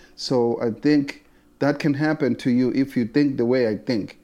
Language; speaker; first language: English; non-native, local second language; Zulu